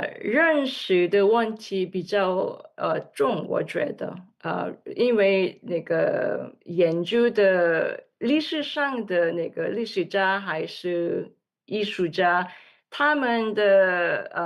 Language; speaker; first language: Chinese; non-native, learner; English